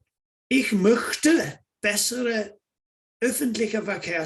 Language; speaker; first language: German; non-native, fluent; English